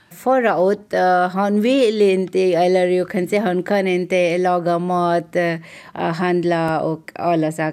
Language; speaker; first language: Swedish; non-native, local second language; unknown